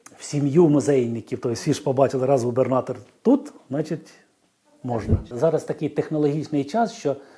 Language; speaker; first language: Ukrainian; native; Ukrainian